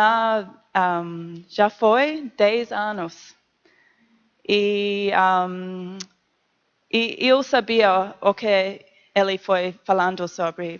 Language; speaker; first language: Portuguese; non-native, learner; English